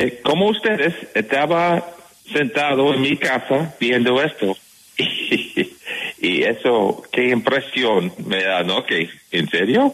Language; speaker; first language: Spanish; non-native, fluent; English